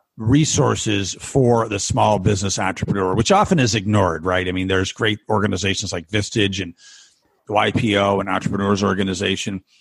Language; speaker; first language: English; native; English